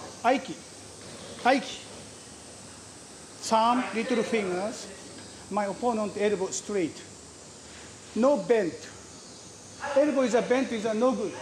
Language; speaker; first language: English; non-native, learner; Japanese